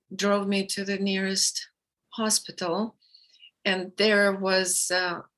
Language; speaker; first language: English; non-native, fluent; Russian